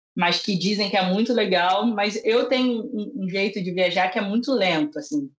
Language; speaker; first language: Portuguese; native; Portuguese